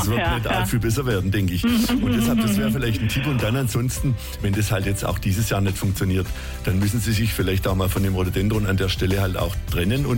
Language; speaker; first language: German; native; German